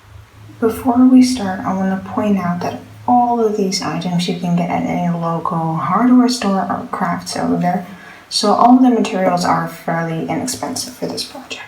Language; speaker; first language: English; non-native, fluent; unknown